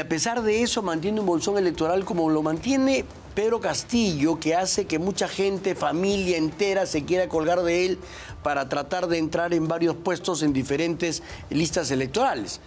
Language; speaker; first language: Spanish; native; Spanish